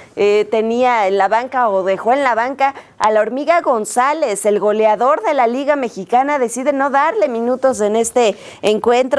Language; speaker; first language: Spanish; native; Spanish